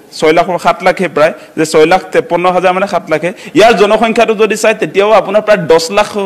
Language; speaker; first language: Assamese; non-native, local second language; Mising